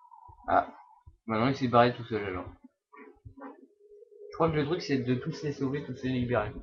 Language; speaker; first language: French; native; French